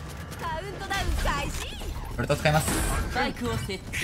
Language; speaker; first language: Japanese; native; Japanese